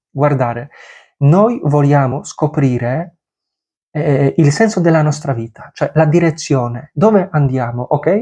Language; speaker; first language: Italian; non-native, fluent; Polish